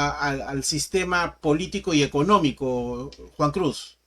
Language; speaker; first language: Spanish; native; Spanish